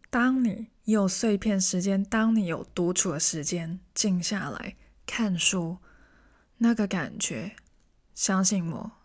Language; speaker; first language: Chinese; non-native, local second language; Cantonese